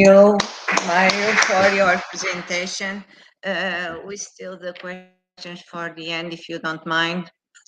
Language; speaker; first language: English; non-native, fluent; Portuguese